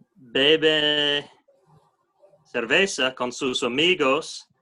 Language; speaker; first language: Spanish; non-native, learner; English